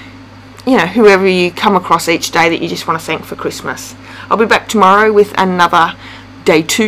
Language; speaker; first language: English; native; English